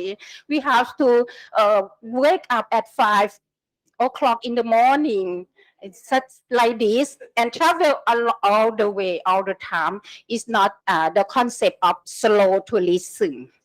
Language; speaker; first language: English; non-native, learner; Thai